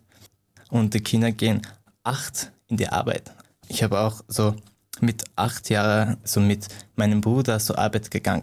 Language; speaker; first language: German; non-native, fluent; Persian